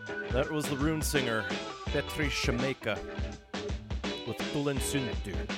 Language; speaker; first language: English; early bilingual, other home language; Finnish